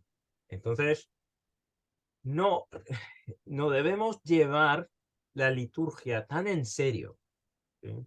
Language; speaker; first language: Spanish; early bilingual, heritage; Spanish